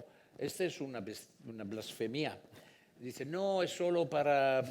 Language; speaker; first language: Spanish; non-native, fluent; Italian